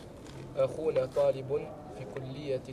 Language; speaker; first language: Arabic; non-native, learner; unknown